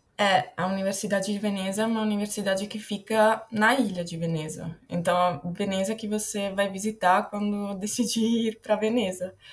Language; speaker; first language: Portuguese; non-native, fluent; Italian